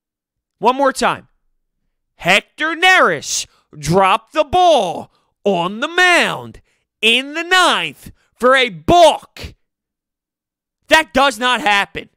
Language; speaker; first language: English; native; English